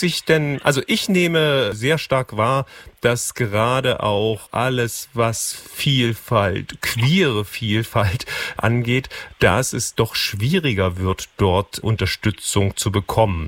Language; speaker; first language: German; native; German